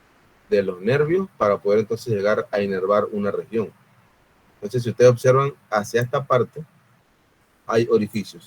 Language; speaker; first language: Spanish; native; Spanish